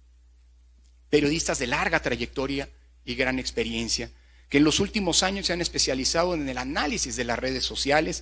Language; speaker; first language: Spanish; native; Spanish